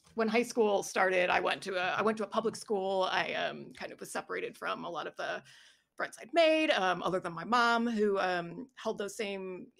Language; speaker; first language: English; native; English